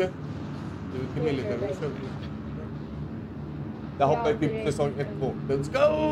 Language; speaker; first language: Swedish; native; Swedish